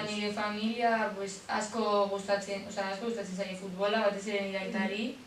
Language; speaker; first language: Basque; non-native, local second language; Spanish